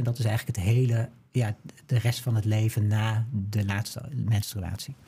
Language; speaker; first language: Dutch; native; Dutch